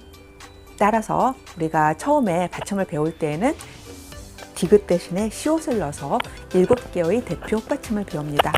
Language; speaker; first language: Korean; native; Korean